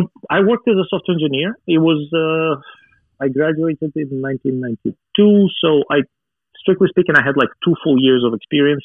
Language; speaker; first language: English; non-native, fluent; Russian